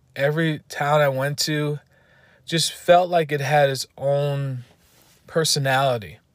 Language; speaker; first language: English; native; English